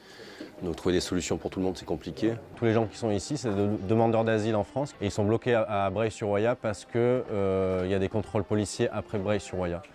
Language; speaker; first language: French; native; French